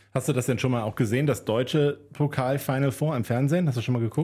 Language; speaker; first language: German; native; German